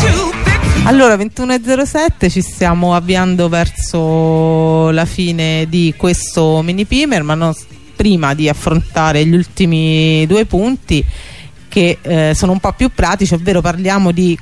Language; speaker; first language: Italian; native; Italian